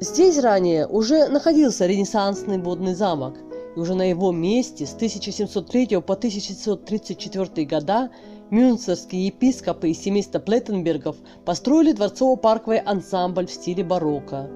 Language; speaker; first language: Russian; native; Russian